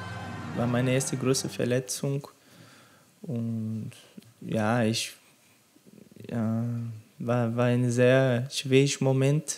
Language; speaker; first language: German; non-native, learner; Portuguese